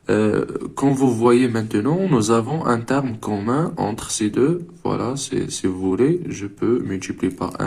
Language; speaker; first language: French; non-native, local second language; Arabic